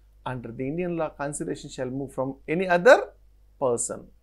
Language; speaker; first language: English; non-native, local second language; Telugu